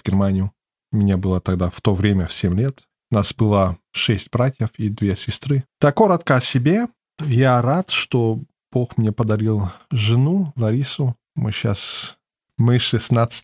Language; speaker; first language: Russian; non-native, fluent; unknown